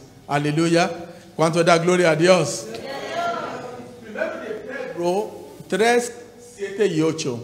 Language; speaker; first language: Spanish; non-native, learner; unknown